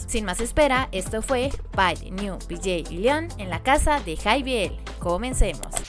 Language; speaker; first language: Spanish; native; Spanish